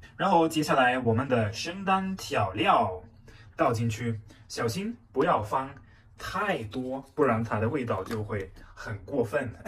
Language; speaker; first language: Chinese; non-native, fluent; German